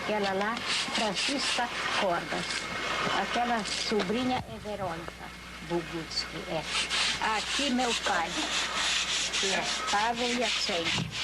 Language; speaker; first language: Portuguese; non-native, learner; Polish